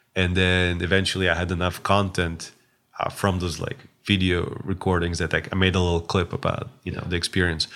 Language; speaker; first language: English; non-native, fluent; Russian